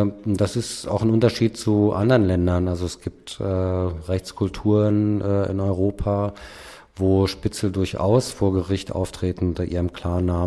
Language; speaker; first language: German; native; German